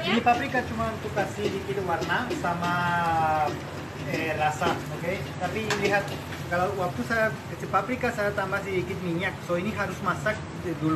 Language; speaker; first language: Indonesian; non-native, learner; Spanish